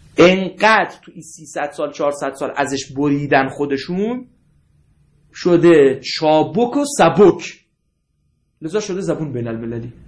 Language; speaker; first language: Persian; non-native, local second language; Arabic